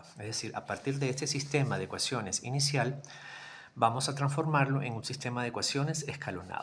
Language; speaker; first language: Spanish; native; Spanish